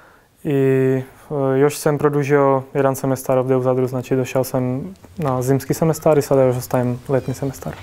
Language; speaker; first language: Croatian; non-native, fluent; Czech